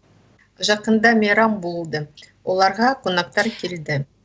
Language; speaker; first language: Kazakh; non-native, learner; Russian